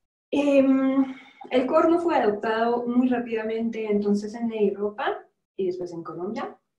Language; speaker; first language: Spanish; non-native, fluent; French